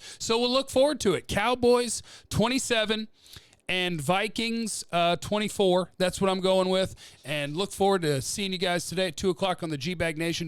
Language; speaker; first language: English; native; English